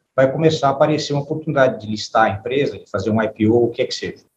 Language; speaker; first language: Portuguese; native; Portuguese